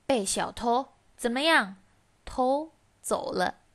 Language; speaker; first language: Chinese; non-native, fluent; Indonesian